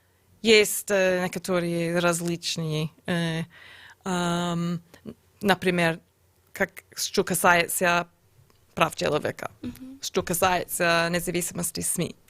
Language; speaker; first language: Russian; non-native, learner; English